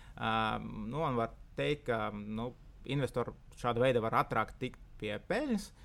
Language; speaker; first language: Latvian; non-native, local second language; Russian